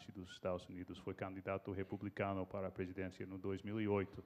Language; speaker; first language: Portuguese; non-native, fluent; English